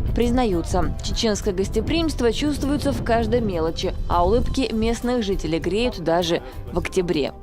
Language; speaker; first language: Russian; native; Russian